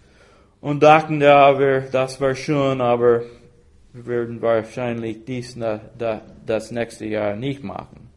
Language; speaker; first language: German; non-native, fluent; English